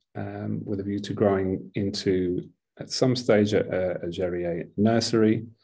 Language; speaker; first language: English; native; English